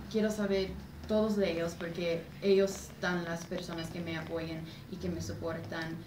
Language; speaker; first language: Spanish; early bilingual, other home language; English